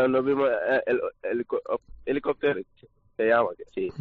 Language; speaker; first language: Spanish; non-native, learner; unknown